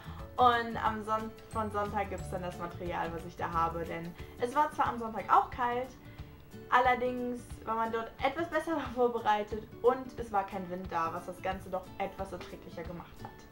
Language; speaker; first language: German; native; German